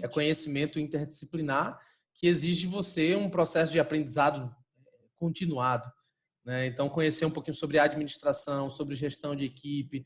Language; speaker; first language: Portuguese; native; Portuguese